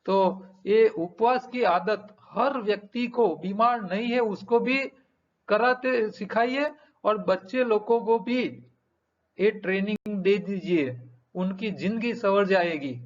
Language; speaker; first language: Hindi; non-native, local second language; Gujarati